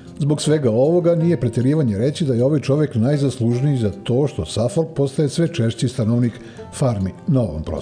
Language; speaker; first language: Serbian; native; Serbian